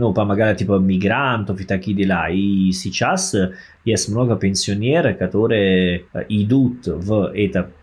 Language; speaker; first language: Russian; non-native, learner; Italian